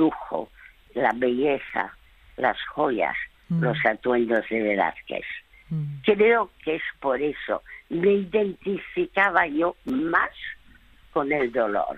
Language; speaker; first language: Spanish; early bilingual, other home language; French